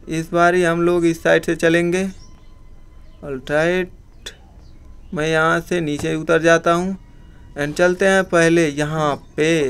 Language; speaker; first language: Hindi; native; Hindi